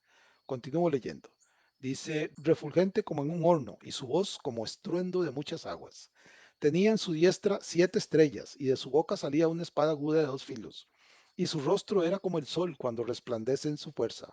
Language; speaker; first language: Spanish; native; Spanish